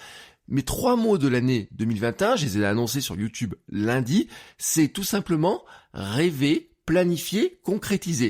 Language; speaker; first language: French; native; French